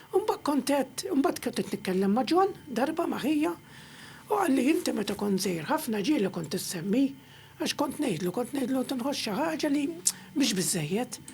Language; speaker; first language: Maltese; native; Maltese